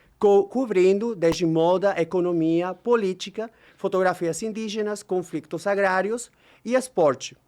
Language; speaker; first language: Portuguese; non-native, fluent; Spanish